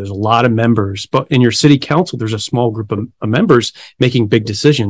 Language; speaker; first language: English; native; English